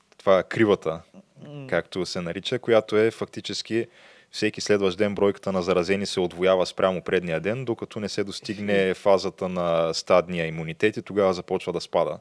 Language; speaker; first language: Bulgarian; native; Bulgarian